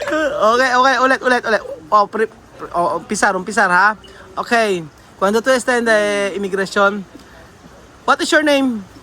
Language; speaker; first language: Spanish; non-native, learner; Filipino